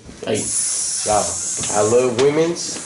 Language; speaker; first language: English; native; English